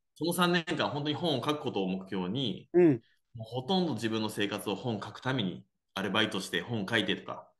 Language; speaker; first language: Japanese; native; Japanese